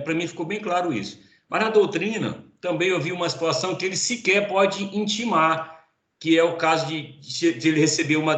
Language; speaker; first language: Portuguese; native; Portuguese